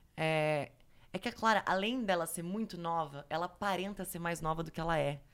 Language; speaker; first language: Portuguese; native; Portuguese